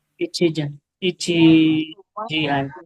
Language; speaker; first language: Japanese; non-native, learner; Filipino